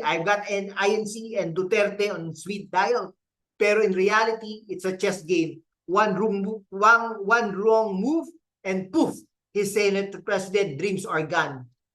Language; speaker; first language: English; non-native, local second language; Filipino